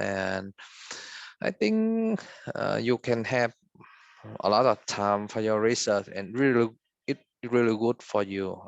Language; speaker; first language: English; non-native, fluent; Vietnamese